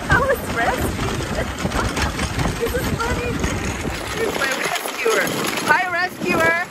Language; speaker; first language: English; non-native, local second language; Filipino